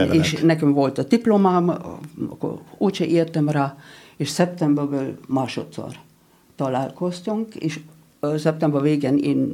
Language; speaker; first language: Hungarian; non-native, learner; German